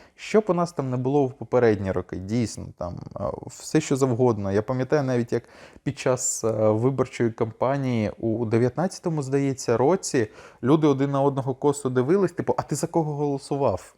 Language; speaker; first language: Ukrainian; non-native, local second language; Russian